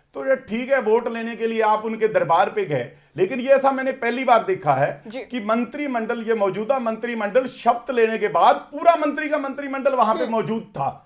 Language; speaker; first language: Hindi; native; Hindi